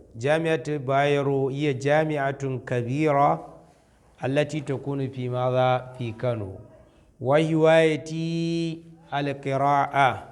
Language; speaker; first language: Arabic; non-native, fluent; Hausa